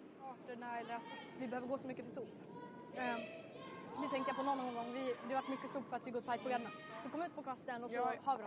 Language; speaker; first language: Swedish; native; Swedish